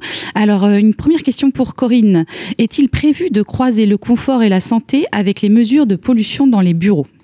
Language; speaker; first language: French; native; French